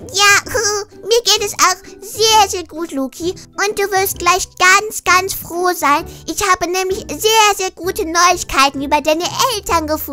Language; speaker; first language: German; native; German